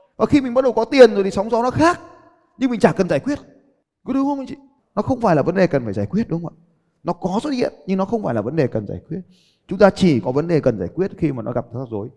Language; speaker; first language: Vietnamese; native; Vietnamese